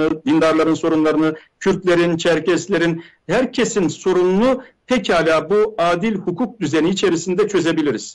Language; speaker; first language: Turkish; native; Turkish